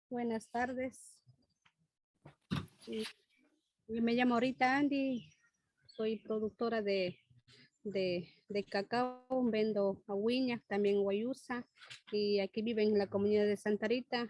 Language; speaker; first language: Spanish; non-native, local second language; Quechua